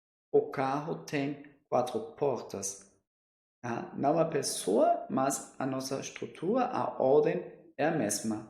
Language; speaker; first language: Portuguese; non-native, fluent; German